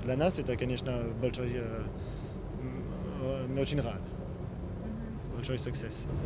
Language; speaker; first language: Russian; non-native, learner; French